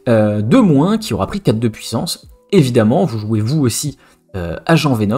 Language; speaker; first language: French; native; French